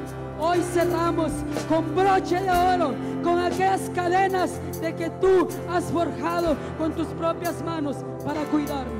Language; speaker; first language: Spanish; native; Spanish